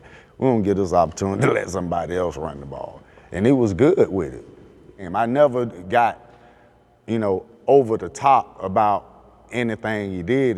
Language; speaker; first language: English; native; English